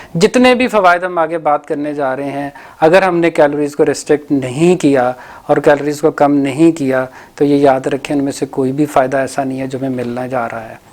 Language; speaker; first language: Urdu; non-native, local second language; Punjabi